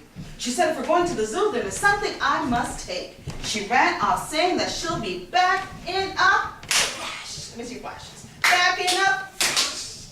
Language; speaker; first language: English; early bilingual, other home language; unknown